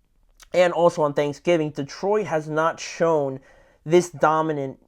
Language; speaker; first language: English; native; English